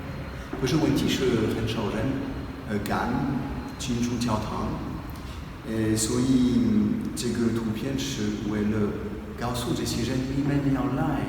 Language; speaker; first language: Chinese; non-native, fluent; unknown